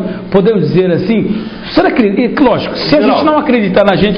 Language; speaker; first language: Portuguese; native; Portuguese